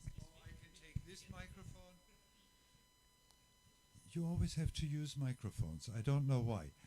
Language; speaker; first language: English; non-native, fluent; German